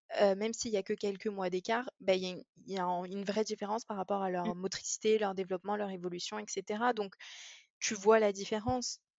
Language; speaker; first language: French; early bilingual, other home language; English